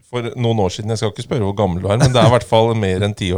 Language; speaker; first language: Norwegian; native; Norwegian